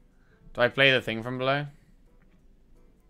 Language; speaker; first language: English; native; English